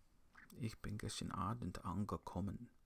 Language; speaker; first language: German; non-native, learner; English